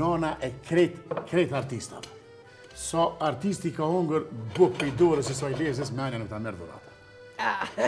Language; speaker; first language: Albanian; native; Albanian